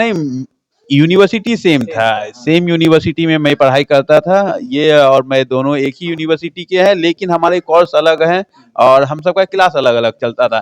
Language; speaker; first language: Hindi; native; Hindi